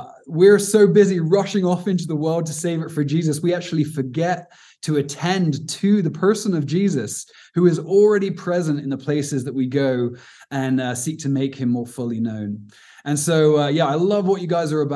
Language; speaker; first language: English; native; English